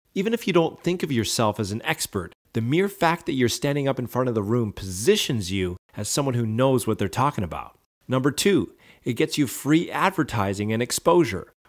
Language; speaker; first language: English; native; English